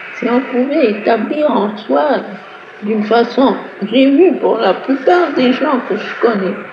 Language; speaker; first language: French; native; French